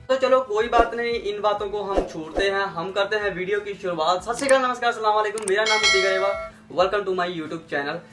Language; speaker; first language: Hindi; non-native, local second language; Punjabi